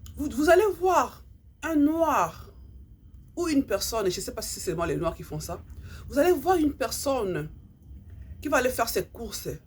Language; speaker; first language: French; non-native, local second language; Lingala